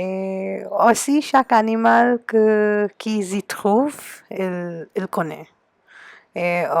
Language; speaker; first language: French; non-native, fluent; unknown